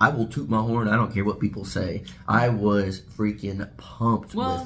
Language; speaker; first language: English; native; English